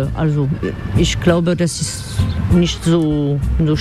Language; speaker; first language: German; non-native, learner; French